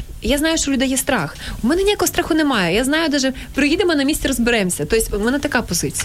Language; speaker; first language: Ukrainian; native; Ukrainian